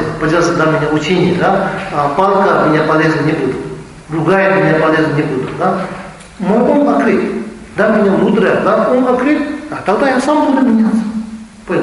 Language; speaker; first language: Russian; non-native, learner; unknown